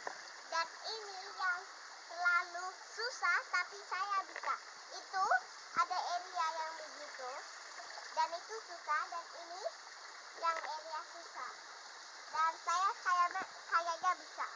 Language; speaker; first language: Indonesian; non-native, learner; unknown